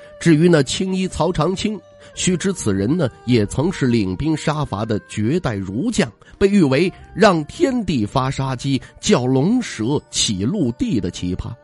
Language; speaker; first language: Chinese; native; Chinese